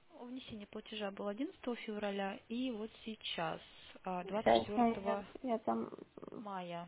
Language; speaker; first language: Russian; native; Russian